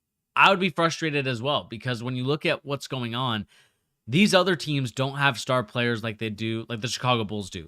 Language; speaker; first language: English; native; English